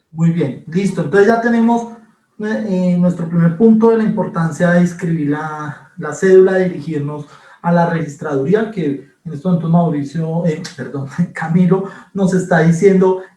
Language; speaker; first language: Spanish; native; Spanish